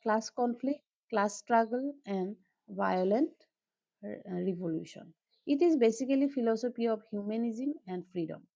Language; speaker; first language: English; non-native, local second language; Assamese